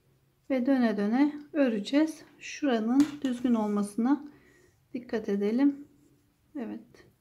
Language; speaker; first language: Turkish; native; Turkish